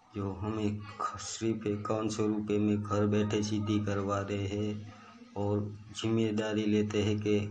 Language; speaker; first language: Hindi; non-native, local second language; Gujarati